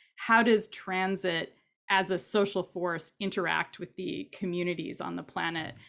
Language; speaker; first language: English; native; English